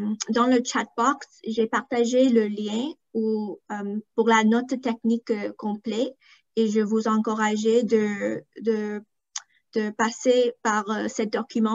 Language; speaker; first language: French; non-native, fluent; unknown